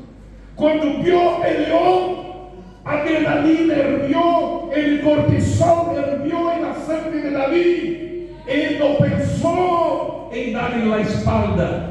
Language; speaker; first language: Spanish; non-native, fluent; Portuguese